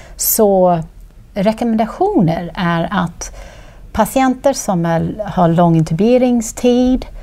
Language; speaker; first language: Swedish; non-native, fluent; English